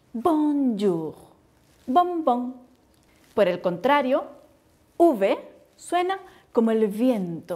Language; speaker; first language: Spanish; native; Spanish